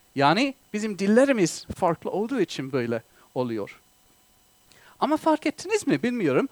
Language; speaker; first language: Turkish; non-native, fluent; English